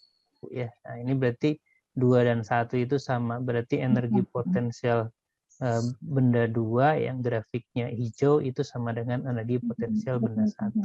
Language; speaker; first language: Indonesian; native; Indonesian